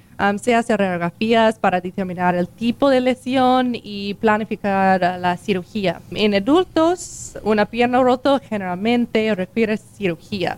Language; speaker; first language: Spanish; non-native, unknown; English